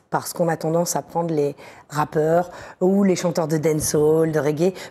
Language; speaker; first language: French; native; French